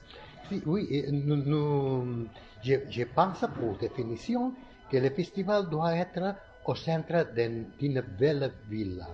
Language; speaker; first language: French; non-native, learner; Catalan